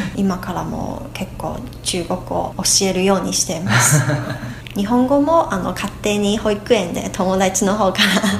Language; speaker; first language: Japanese; non-native, fluent; Chinese